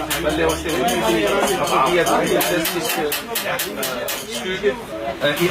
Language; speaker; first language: Danish; non-native, fluent; Arabic